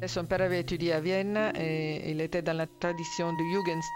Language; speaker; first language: French; non-native, fluent; Italian